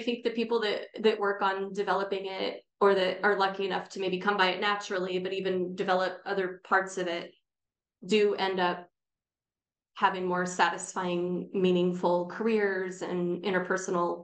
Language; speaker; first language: English; native; English